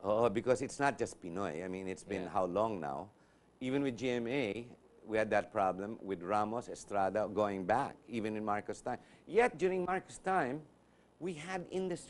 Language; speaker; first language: English; non-native, local second language; Filipino